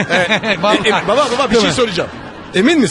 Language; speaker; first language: Turkish; non-native, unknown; French